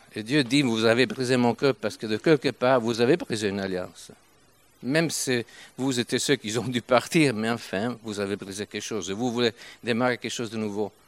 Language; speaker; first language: French; non-native, fluent; Italian